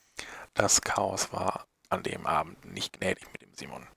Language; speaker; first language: German; native; German